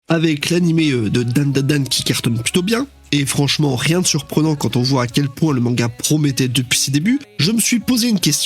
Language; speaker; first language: French; native; French